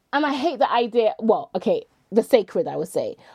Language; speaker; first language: English; native; English